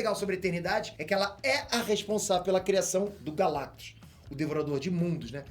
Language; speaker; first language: Portuguese; native; Portuguese